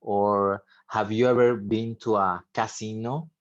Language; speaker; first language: English; non-native, fluent; Spanish